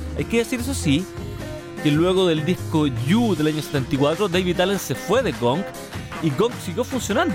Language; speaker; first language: Spanish; native; Spanish